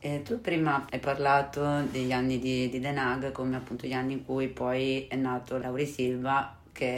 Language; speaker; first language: Italian; native; Italian